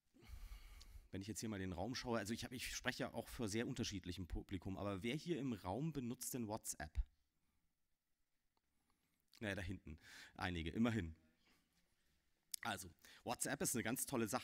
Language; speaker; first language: German; native; German